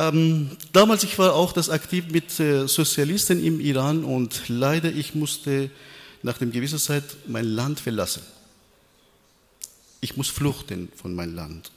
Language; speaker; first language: German; non-native, learner; Persian